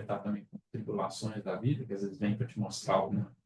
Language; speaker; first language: Portuguese; native; Portuguese